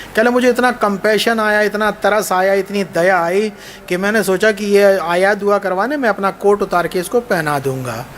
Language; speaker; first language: Hindi; native; Hindi